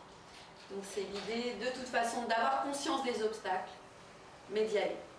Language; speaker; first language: French; native; French